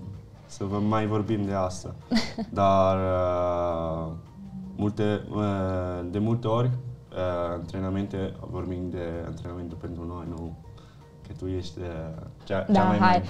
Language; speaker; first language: Romanian; early bilingual, heritage; Italian